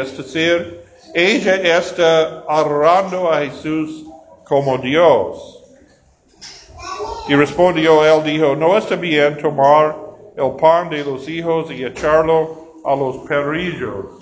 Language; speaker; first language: Spanish; non-native, learner; English